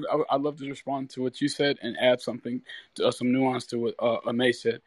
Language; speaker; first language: English; native; English